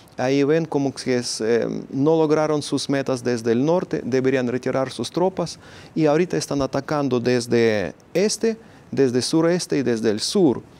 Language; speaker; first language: Spanish; non-native, fluent; Ukrainian